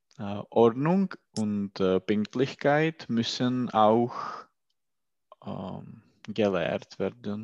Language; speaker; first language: German; non-native, learner; Czech